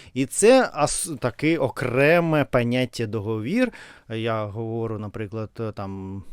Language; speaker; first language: Ukrainian; non-native, learner; Russian